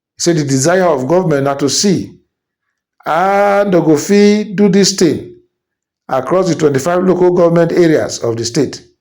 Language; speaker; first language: Nigerian Pidgin; native; Nigerian Pidgin